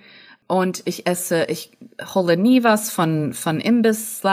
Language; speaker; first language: German; non-native, fluent; English